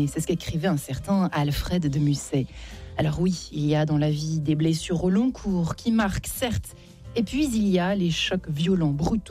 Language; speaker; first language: French; native; French